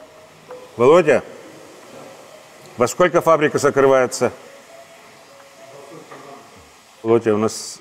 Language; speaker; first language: Russian; non-native, local second language; Estonian